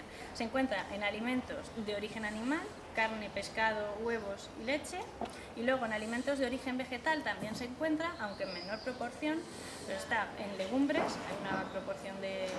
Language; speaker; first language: Spanish; native; Spanish